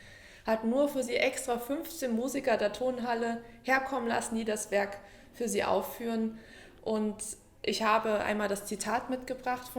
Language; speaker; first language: German; native; German